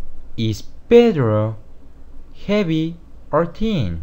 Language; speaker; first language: English; non-native, fluent; Spanish